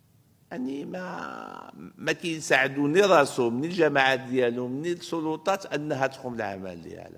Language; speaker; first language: Arabic; native; Arabic